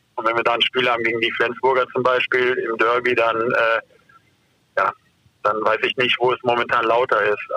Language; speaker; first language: German; native; German